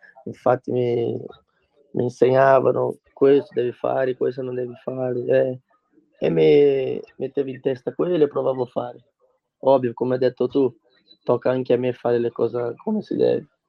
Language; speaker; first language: Italian; non-native, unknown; Portuguese